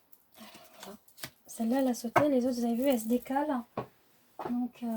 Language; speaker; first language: French; native; French